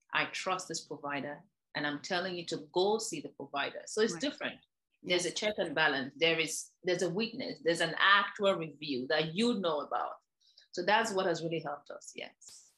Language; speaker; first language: English; non-native, local second language; Igbo